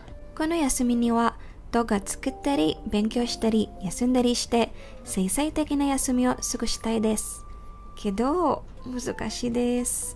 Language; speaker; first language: Japanese; non-native, fluent; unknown